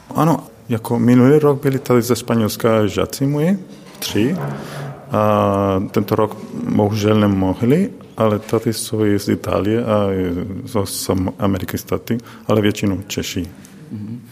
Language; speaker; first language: Czech; non-native, learner; Spanish